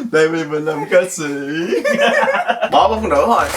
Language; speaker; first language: Vietnamese; native; Vietnamese